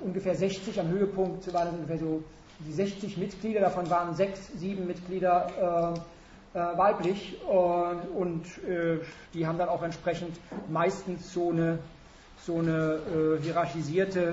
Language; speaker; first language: German; native; German